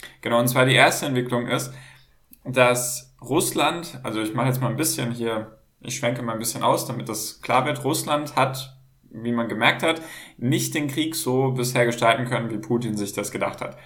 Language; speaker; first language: German; native; German